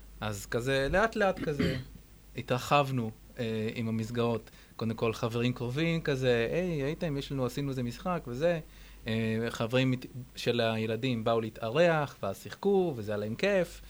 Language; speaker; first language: Hebrew; native; Hebrew